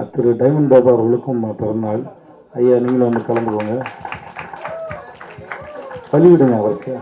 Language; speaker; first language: Tamil; native; Tamil